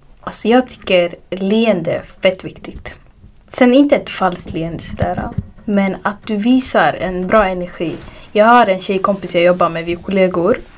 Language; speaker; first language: Swedish; early bilingual, other home language; Arabic